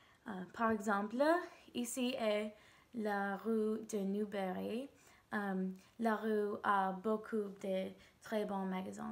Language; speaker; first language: French; non-native, learner; English